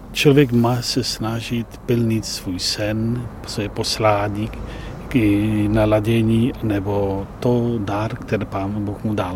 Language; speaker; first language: Czech; non-native, fluent; Polish